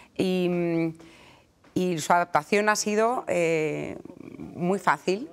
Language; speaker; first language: Spanish; native; Spanish